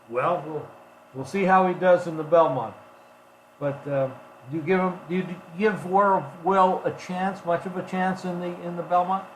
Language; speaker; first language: English; native; English